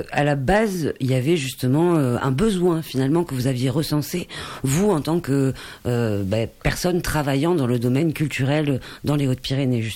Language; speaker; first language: French; native; French